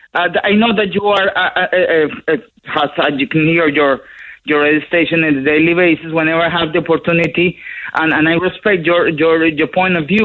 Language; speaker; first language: English; non-native, fluent; Spanish